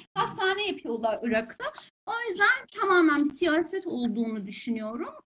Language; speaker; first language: Turkish; non-native, fluent; Persian